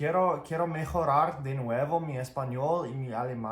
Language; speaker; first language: Spanish; non-native, fluent; English